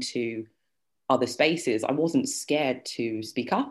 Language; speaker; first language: English; native; English